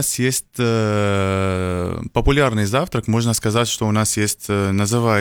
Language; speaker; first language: Russian; non-native, learner; Arabic